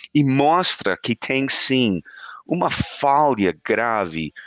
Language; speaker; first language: Portuguese; non-native, fluent; English